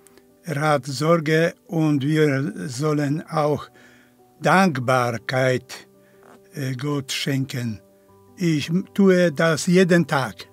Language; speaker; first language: German; non-native, fluent; Polish